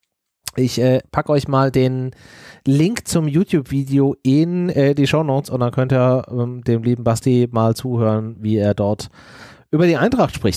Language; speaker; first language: German; native; German